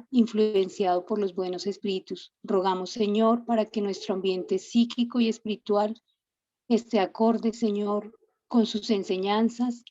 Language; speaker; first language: Spanish; native; Spanish